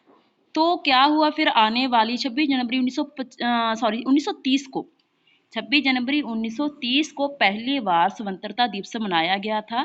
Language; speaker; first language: Hindi; non-native, local second language; Punjabi